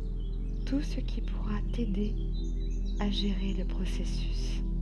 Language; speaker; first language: French; native; French